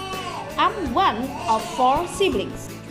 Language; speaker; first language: English; non-native, fluent; Indonesian